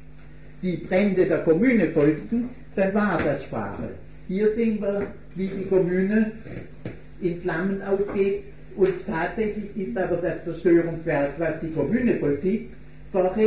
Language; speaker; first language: German; native; German